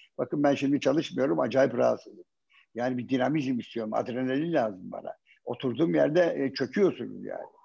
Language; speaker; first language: Turkish; native; Turkish